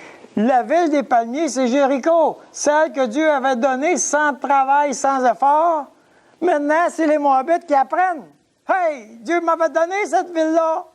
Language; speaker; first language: French; native; French